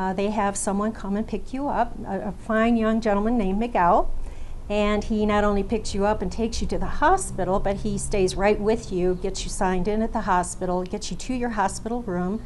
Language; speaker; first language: English; native; English